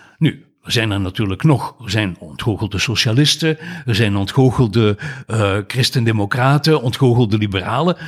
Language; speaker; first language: Dutch; native; Dutch